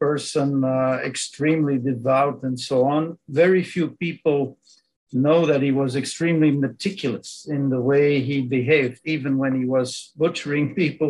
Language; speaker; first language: English; non-native, fluent; Dutch